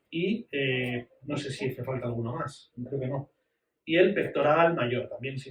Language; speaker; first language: Spanish; native; Spanish